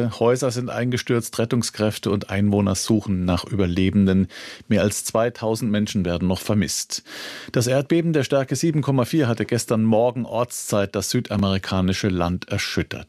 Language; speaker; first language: German; native; German